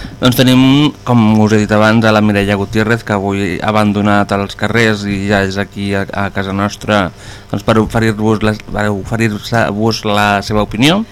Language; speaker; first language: Catalan; native; Catalan